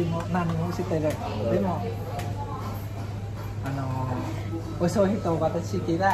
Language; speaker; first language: Japanese; non-native, learner; Vietnamese